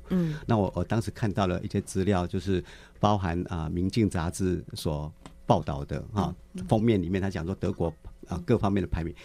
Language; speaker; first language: Chinese; native; Chinese